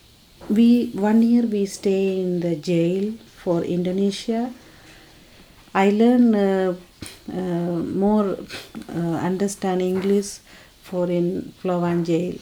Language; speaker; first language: English; non-native, learner; Tamil